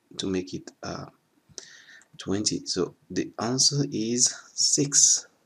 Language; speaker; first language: English; non-native, fluent; French